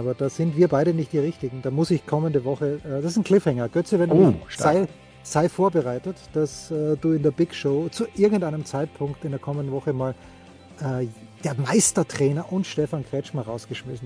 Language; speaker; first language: German; native; German